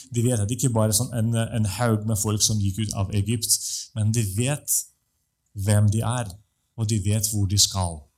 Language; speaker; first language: Norwegian; non-native, fluent; Russian